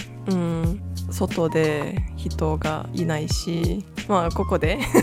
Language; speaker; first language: Japanese; non-native, learner; English